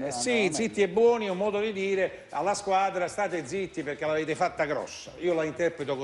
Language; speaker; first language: Italian; native; Italian